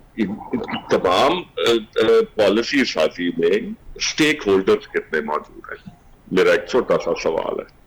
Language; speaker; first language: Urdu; non-native, local second language; Punjabi